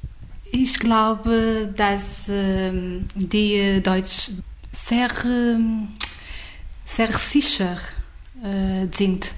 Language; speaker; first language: German; non-native, learner; Portuguese